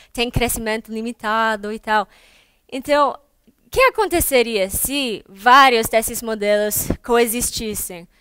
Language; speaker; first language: Portuguese; non-native, fluent; English